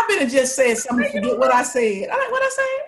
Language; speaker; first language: English; native; English